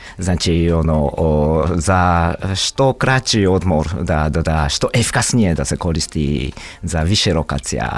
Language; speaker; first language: Serbian; non-native, fluent; Japanese